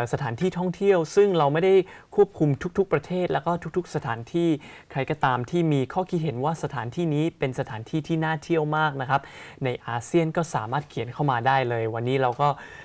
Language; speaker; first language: Thai; native; Thai